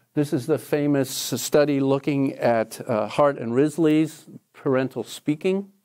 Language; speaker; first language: English; native; English